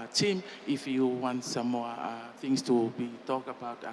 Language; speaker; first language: English; non-native, fluent; Tongan